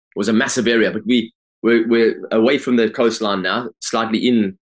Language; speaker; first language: English; native; English